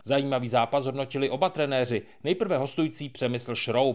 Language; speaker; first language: Czech; native; Czech